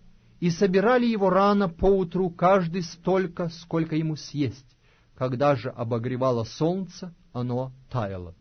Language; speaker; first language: Russian; native; Russian